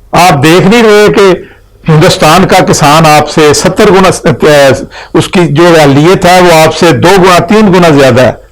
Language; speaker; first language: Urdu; non-native, local second language; Punjabi